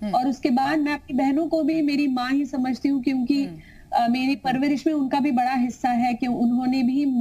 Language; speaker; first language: Hindi; non-native, local second language; Tamil